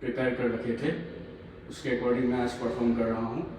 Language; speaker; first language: Hindi; non-native, local second language; Assamese